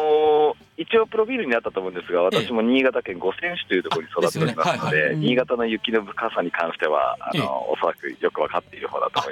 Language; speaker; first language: Japanese; native; Japanese